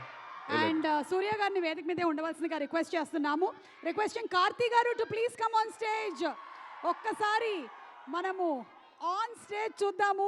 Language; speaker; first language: Telugu; native; Telugu